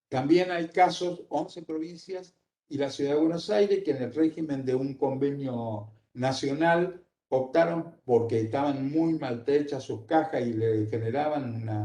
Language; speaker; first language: Spanish; native; Spanish